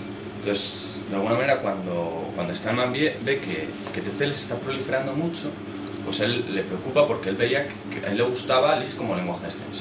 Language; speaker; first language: Spanish; native; Spanish